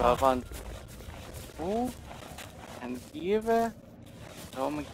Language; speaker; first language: English; non-native, learner; Hungarian